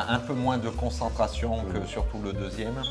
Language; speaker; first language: French; native; French